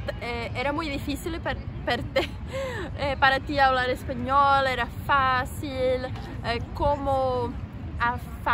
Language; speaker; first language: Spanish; non-native, learner; Portuguese